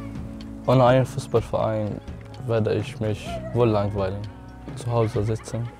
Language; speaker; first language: German; non-native, learner; Arabic